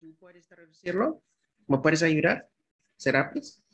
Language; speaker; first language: Spanish; non-native, fluent; Dutch